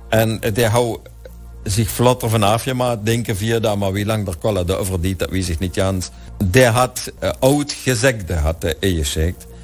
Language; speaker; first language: Dutch; non-native, local second language; Limburgish